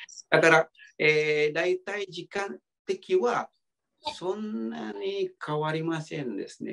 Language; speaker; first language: Japanese; non-native, fluent; Indonesian